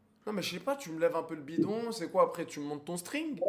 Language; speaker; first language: French; native; French